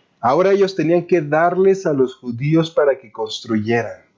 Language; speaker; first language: Spanish; native; Spanish